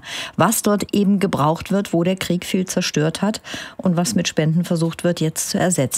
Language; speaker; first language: German; native; German